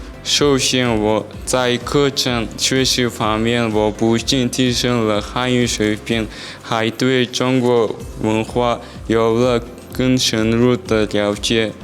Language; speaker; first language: Chinese; non-native, fluent; Mongolian